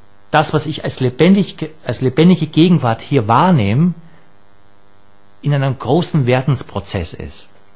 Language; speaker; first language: German; native; German